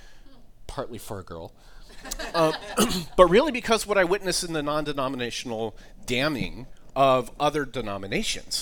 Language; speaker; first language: English; native; English